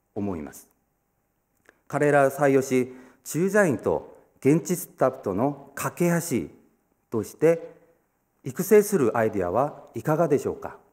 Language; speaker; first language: Japanese; non-native, fluent; Korean